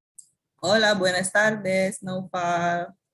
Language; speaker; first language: Spanish; non-native, fluent; Indonesian